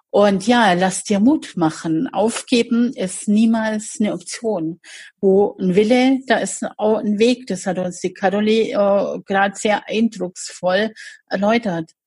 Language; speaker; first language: German; native; German